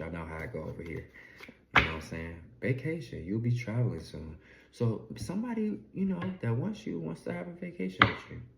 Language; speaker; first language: English; native; English